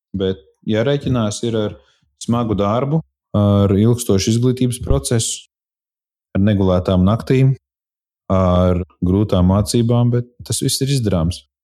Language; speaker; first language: Latvian; native; Latvian